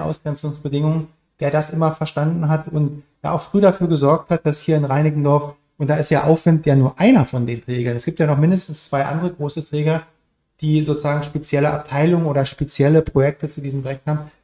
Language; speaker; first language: German; native; German